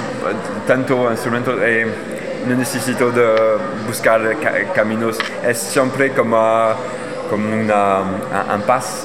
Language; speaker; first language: Spanish; non-native, learner; French